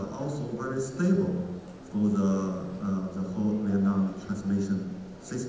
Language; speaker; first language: English; non-native, learner; Thai